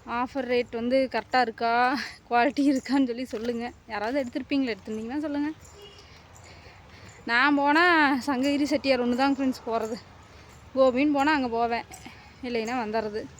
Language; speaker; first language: Tamil; native; Tamil